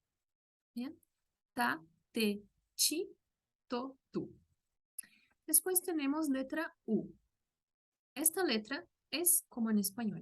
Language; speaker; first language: Spanish; non-native, local second language; Portuguese